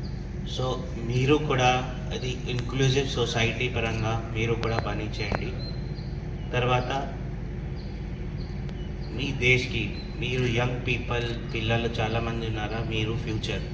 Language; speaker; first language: Telugu; non-native, learner; Hindi